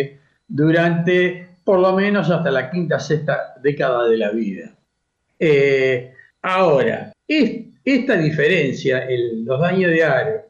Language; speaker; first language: Spanish; native; Spanish